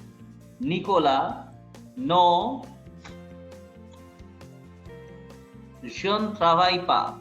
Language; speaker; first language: French; non-native, fluent; Bangla